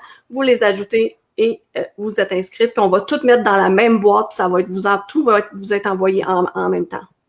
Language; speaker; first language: French; native; French